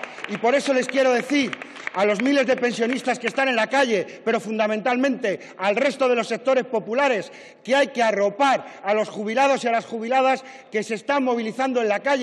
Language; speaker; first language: Spanish; native; Spanish